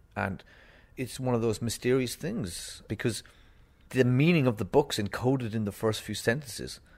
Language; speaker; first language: English; native; English